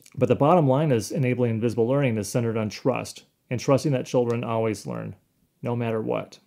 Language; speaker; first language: English; native; English